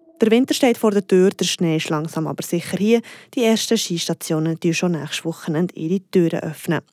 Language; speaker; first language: German; native; German